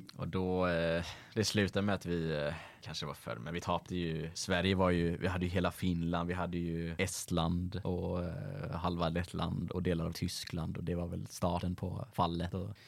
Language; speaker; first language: Swedish; native; Swedish